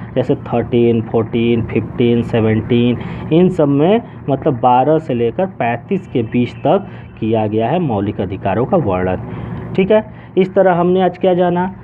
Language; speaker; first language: Hindi; native; Hindi